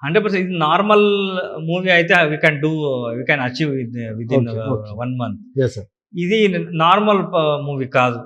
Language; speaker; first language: Telugu; non-native, learner; Kannada